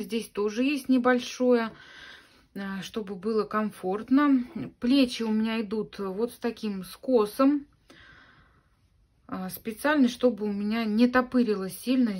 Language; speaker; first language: Russian; native; Russian